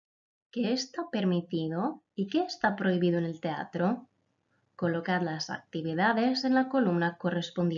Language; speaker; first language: Spanish; non-native, fluent; Croatian